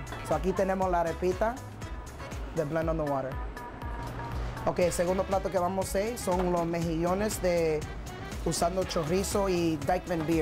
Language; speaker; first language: Spanish; early bilingual, heritage; Spanish